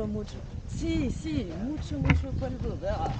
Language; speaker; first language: Spanish; non-native, learner; French